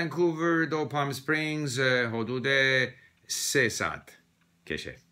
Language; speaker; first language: Persian; non-native, learner; English